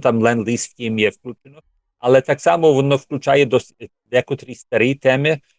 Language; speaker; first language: Ukrainian; early bilingual, heritage; English